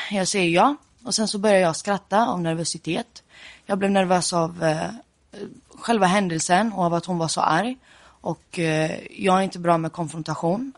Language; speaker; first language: Swedish; early bilingual, other home language; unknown